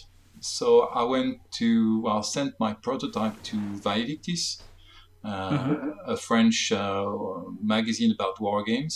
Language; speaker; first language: English; non-native, fluent; French